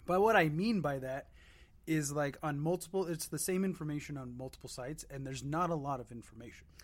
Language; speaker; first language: English; native; English